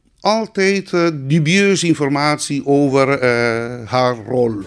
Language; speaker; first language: Dutch; non-native, local second language; Spanish